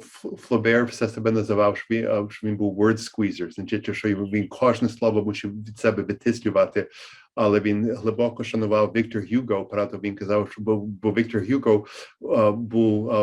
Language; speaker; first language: Ukrainian; early bilingual, heritage; Ukrainian